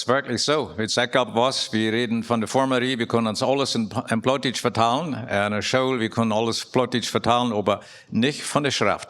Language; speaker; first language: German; non-native, learner; Plautdietsch